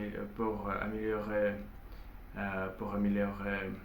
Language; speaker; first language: French; non-native, learner; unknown